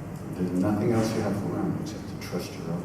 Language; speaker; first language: English; native; English